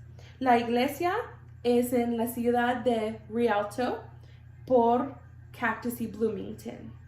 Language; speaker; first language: Spanish; non-native, learner; English